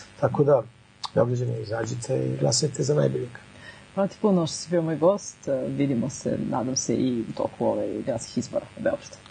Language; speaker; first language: Serbian; native; Serbian